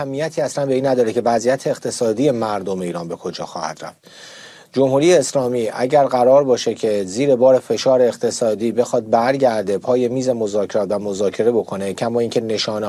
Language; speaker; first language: Persian; native; Persian